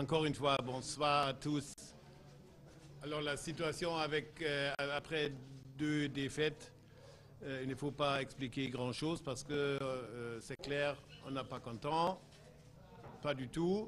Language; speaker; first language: French; non-native, fluent; German